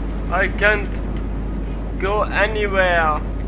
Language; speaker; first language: English; non-native, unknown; Dutch